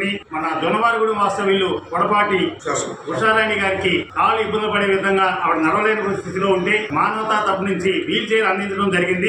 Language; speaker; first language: Telugu; native; Telugu